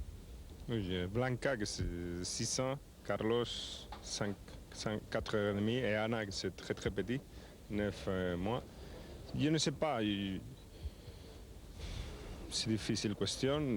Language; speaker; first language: French; non-native, learner; Spanish